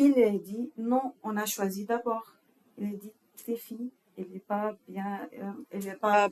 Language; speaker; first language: French; non-native, learner; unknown